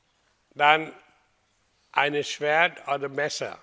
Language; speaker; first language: German; non-native, fluent; Hindi